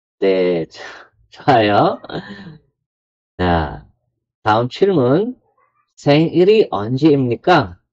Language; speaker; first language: Korean; non-native, learner; Filipino